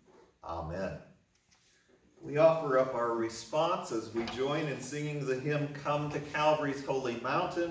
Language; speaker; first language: English; native; English